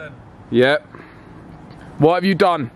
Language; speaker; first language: English; native; English